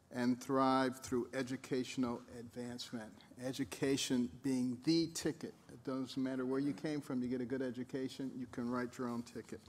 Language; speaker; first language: English; native; English